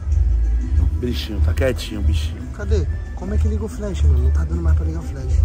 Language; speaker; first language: Portuguese; native; Portuguese